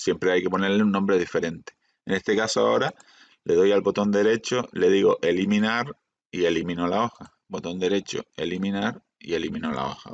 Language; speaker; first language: Spanish; native; Spanish